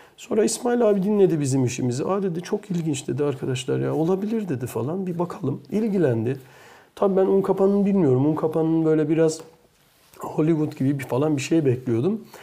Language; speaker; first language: Turkish; early bilingual, heritage; Turkish